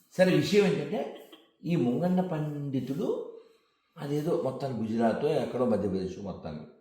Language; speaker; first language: Telugu; native; Telugu